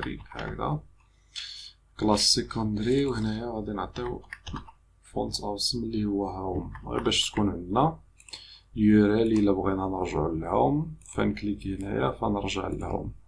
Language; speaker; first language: Arabic; native; Arabic